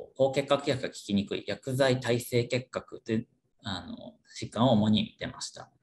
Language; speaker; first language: Japanese; native; Japanese